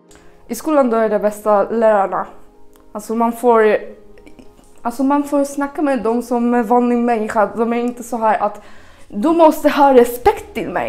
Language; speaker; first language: Swedish; early bilingual, other home language; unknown